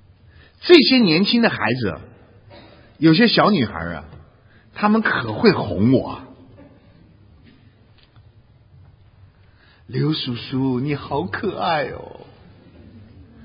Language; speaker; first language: Chinese; native; Chinese